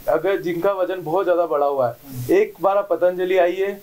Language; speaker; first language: Hindi; native; Hindi